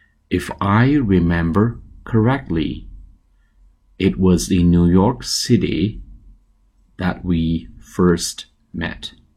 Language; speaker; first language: English; non-native, fluent; Chinese